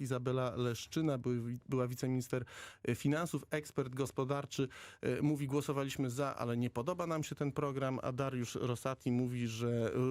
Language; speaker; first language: Polish; native; Polish